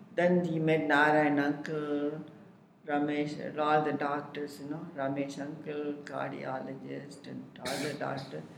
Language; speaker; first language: English; non-native, local second language; Tamil